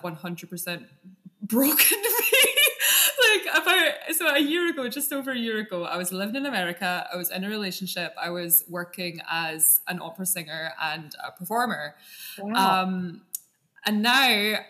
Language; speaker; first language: English; native; English